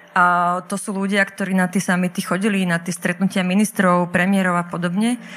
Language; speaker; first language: Slovak; native; Slovak